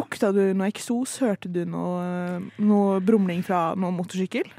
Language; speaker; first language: Norwegian; native; Norwegian